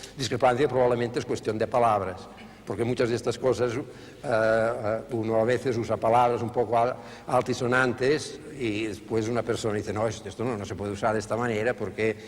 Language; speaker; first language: Spanish; non-native, local second language; Catalan